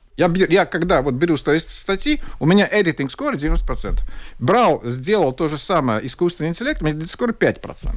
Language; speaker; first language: Russian; non-native, local second language; Latvian